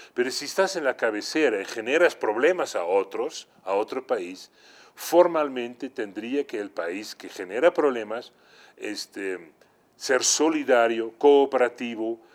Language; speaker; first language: Spanish; non-native, fluent; Dutch